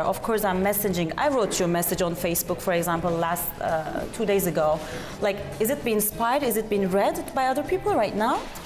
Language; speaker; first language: English; non-native, fluent; Turkish